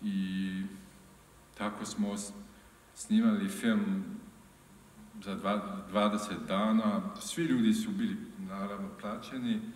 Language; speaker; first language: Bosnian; non-native, learner; French